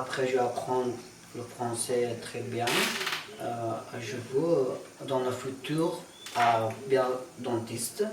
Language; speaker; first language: French; non-native, learner; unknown